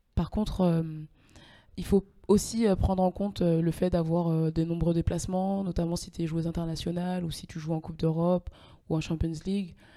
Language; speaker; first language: French; native; French